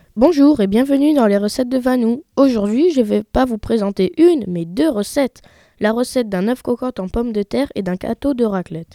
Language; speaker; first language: French; native; French